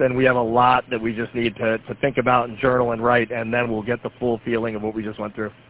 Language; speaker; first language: English; native; English